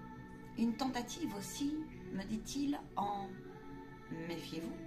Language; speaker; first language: French; native; French